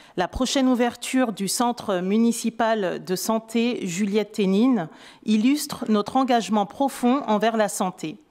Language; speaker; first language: French; native; French